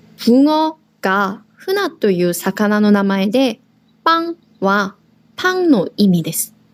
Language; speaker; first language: Japanese; non-native, fluent; Korean